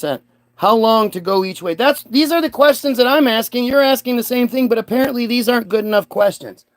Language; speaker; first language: English; native; English